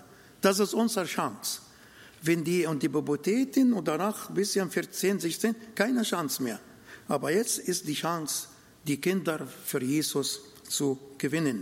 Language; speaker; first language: German; non-native, learner; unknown